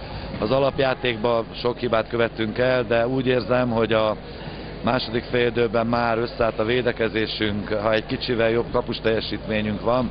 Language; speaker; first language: Hungarian; native; Hungarian